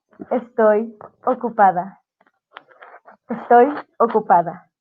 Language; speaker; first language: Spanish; non-native, fluent; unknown